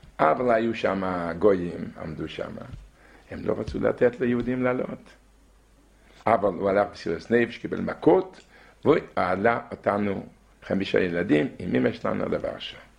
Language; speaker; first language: Hebrew; non-native, fluent; Yiddish